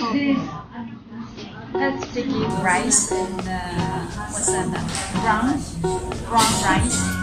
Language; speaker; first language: English; non-native, learner; Chinese